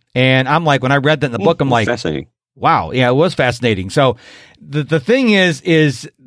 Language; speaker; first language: English; native; English